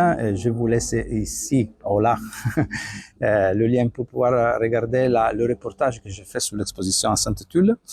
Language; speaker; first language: French; non-native, fluent; Italian